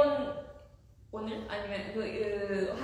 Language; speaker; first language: Korean; non-native, fluent; Indonesian